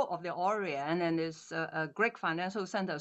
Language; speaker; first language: English; non-native, local second language; Cantonese